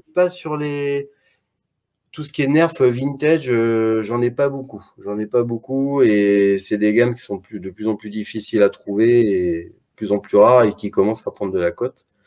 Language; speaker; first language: French; native; French